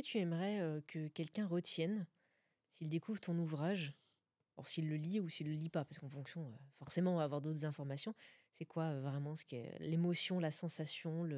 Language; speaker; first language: French; native; French